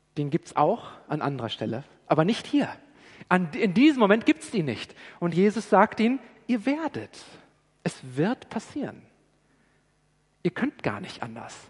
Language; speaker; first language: German; native; German